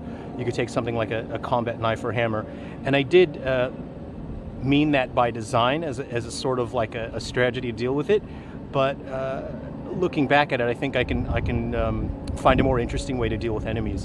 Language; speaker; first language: English; native; English